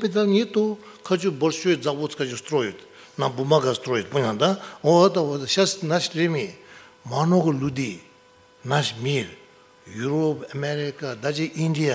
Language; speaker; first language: Russian; non-native, learner; Tibetan